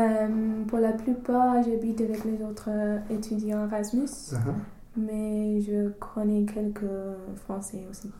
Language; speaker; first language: French; non-native, fluent; English